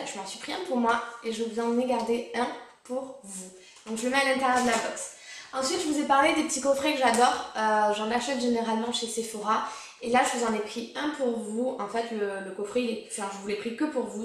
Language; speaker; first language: French; native; French